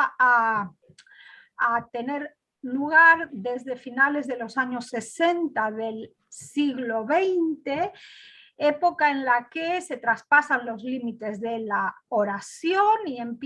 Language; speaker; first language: Spanish; non-native, fluent; Greek